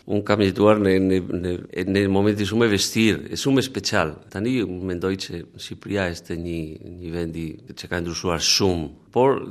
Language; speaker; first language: Albanian; non-native, learner; Spanish